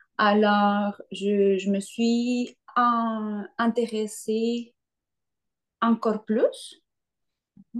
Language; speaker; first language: French; non-native, fluent; Spanish